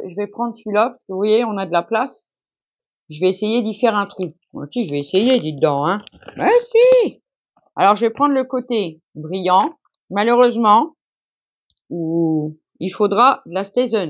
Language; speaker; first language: French; native; French